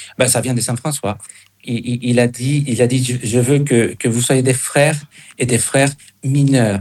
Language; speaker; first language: French; non-native, fluent; Spanish